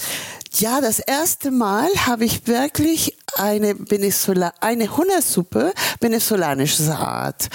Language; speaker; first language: German; non-native, fluent; Spanish